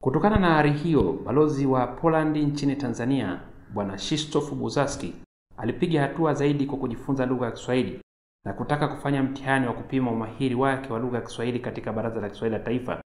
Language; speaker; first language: Swahili; native; Swahili